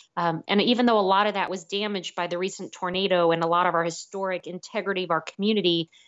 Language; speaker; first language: English; native; English